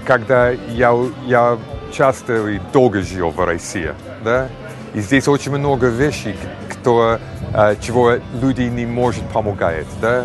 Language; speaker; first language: Russian; non-native, learner; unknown